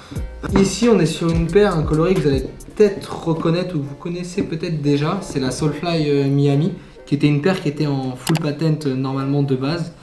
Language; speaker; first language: French; native; French